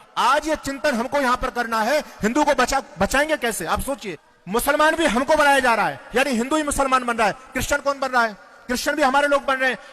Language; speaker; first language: Hindi; native; Hindi